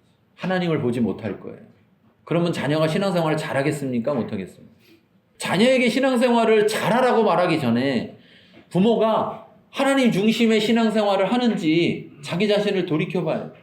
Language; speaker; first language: Korean; native; Korean